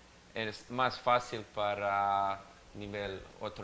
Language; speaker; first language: Spanish; non-native, learner; Serbian